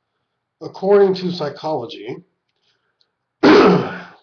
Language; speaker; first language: English; native; English